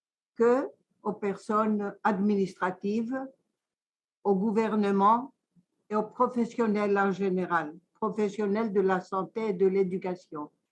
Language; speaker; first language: French; non-native, fluent; Greek